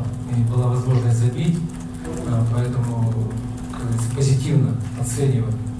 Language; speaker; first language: Russian; native; Russian